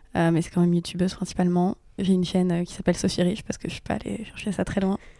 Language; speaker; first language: French; native; French